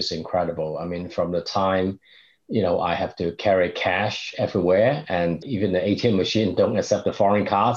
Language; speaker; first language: English; non-native, local second language; Cantonese